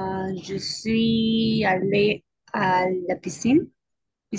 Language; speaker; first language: French; non-native, learner; Spanish